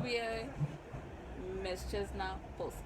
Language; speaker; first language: Polish; non-native, learner; English